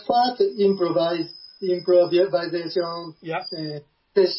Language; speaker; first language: English; non-native, learner; Japanese